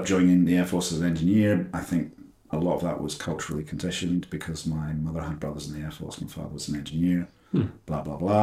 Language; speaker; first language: English; native; English